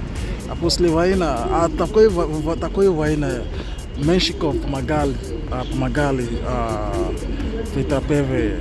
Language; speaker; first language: Russian; non-native, learner; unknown